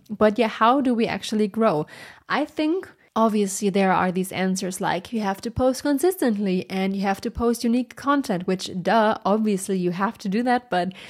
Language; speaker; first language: English; non-native, fluent; German